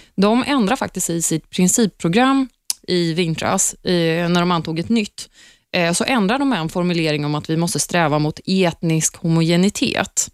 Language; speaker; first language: Swedish; early bilingual, other home language; Turkish